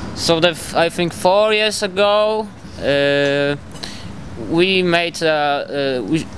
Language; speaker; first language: English; non-native, learner; Polish